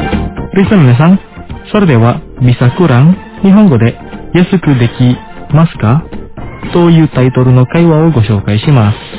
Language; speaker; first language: Japanese; non-native, fluent; Indonesian